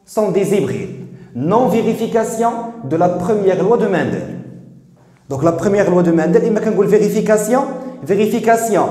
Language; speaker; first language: French; non-native, local second language; Arabic